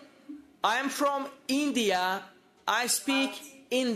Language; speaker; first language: English; non-native, fluent; Turkish